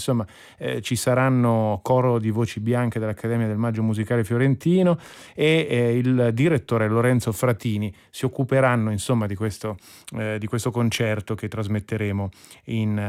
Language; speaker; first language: Italian; native; Italian